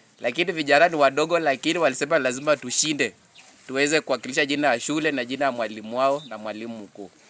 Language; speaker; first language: Swahili; non-native, local second language; Luyia